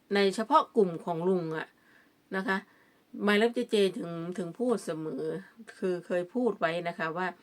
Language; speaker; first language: Thai; native; Thai